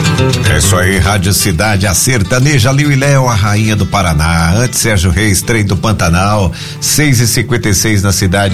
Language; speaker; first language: Portuguese; native; Portuguese